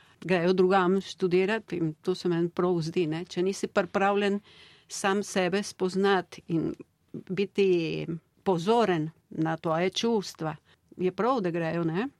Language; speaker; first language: Slovenian; early bilingual, heritage; Slovenian